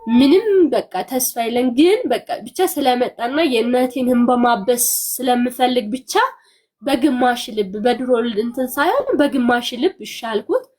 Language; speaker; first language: Amharic; non-native, local second language; Sebat Bet Gurage